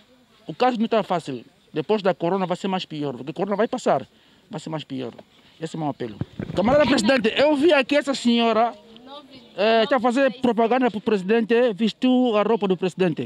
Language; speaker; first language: Portuguese; native; Portuguese